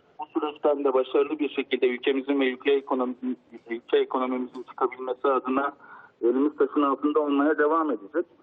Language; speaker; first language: Turkish; native; Turkish